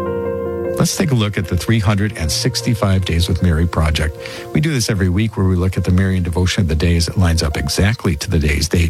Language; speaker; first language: English; native; English